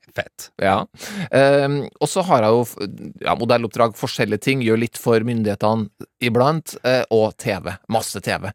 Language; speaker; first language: Norwegian; native; Norwegian